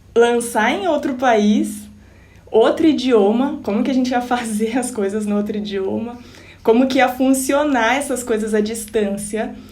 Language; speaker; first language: Portuguese; native; Portuguese